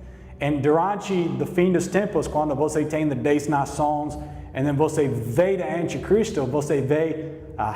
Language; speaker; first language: Portuguese; non-native, learner; English